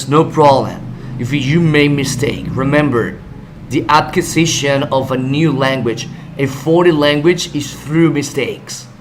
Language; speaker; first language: English; non-native, fluent; Spanish